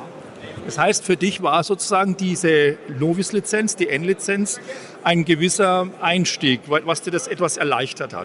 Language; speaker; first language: German; native; German